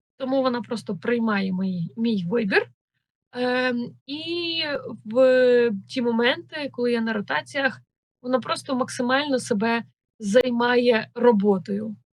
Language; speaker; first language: Ukrainian; native; Ukrainian